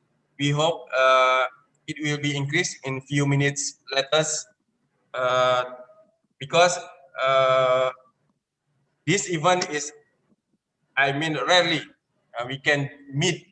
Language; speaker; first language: English; non-native, learner; Indonesian